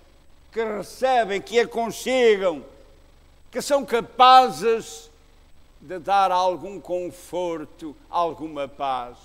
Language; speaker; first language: Portuguese; native; Portuguese